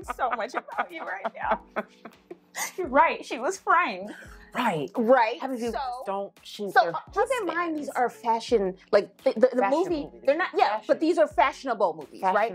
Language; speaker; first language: English; native; English